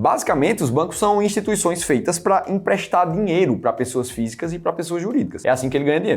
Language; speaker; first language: Portuguese; native; Portuguese